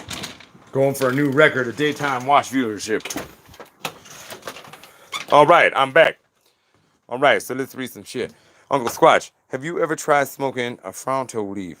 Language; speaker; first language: English; native; English